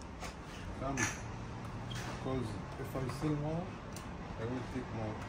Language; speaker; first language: English; non-native, learner; Arabic